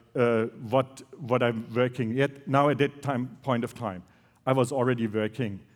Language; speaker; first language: English; non-native, fluent; German